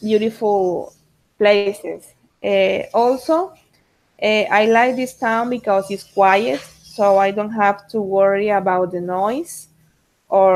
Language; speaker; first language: English; non-native, learner; Spanish